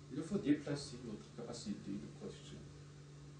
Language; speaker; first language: French; non-native, fluent; Chinese